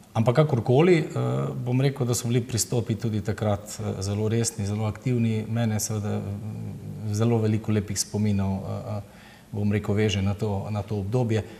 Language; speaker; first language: Slovenian; native; Slovenian